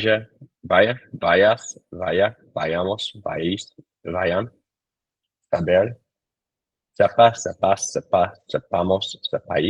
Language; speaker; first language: Spanish; non-native, learner; English